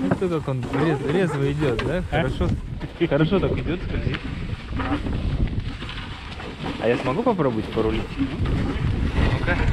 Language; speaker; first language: Russian; native; Russian